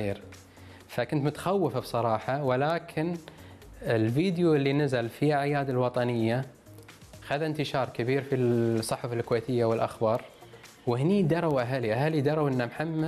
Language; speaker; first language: Arabic; native; Arabic